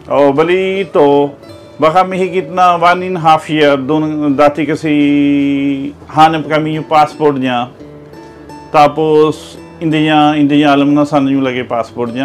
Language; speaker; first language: Filipino; non-native, learner; Punjabi